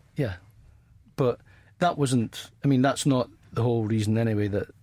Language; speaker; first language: English; native; English